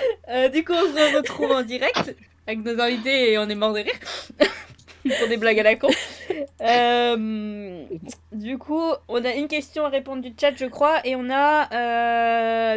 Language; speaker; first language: French; native; French